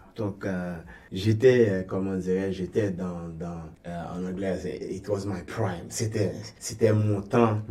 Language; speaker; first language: French; native; French